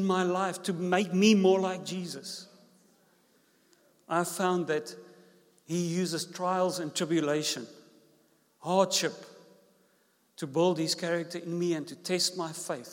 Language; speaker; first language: English; non-native, local second language; Afrikaans